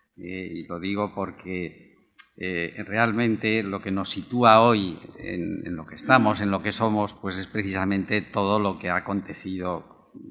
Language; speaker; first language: Spanish; native; Spanish